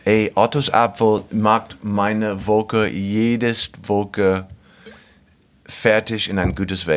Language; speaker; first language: German; non-native, fluent; English